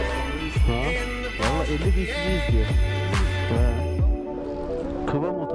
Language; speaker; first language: Turkish; native; Turkish